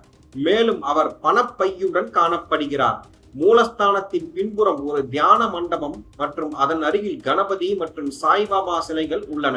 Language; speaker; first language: Tamil; native; Tamil